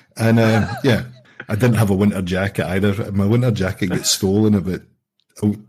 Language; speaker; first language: English; native; English